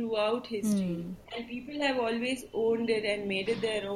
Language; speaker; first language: English; non-native, local second language; Tulu